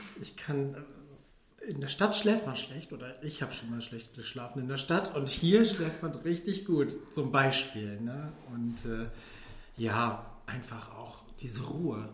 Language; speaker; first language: German; early bilingual, other home language; Filipino